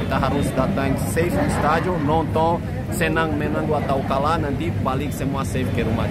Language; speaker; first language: Indonesian; non-native, fluent; Portuguese